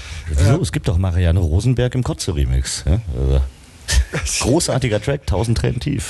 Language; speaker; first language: German; native; German